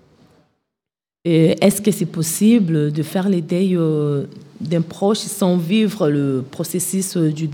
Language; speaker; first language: French; non-native, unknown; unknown